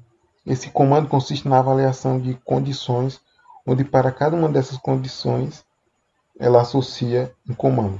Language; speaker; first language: Portuguese; native; Portuguese